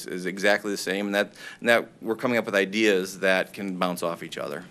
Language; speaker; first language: English; native; English